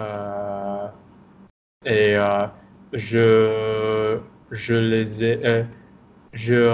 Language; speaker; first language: French; non-native, fluent; Vietnamese